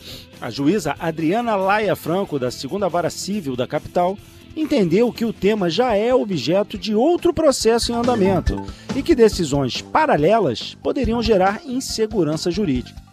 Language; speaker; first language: Portuguese; native; Portuguese